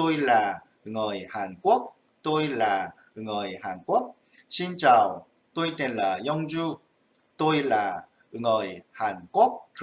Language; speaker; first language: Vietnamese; non-native, fluent; Korean